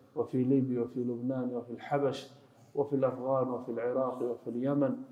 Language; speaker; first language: Arabic; non-native, fluent; Swahili